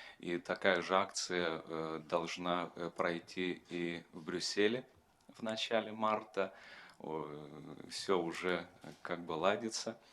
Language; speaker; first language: Russian; non-native, fluent; Lithuanian